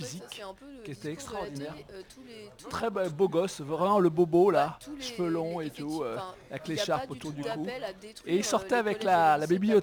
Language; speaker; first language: French; native; French